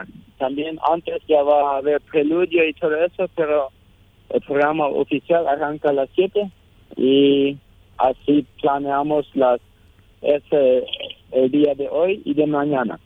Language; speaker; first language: Spanish; non-native, local second language; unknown